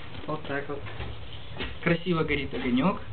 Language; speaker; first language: Russian; native; Russian